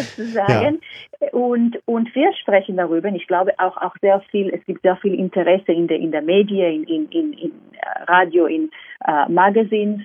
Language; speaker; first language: German; non-native, fluent; Hebrew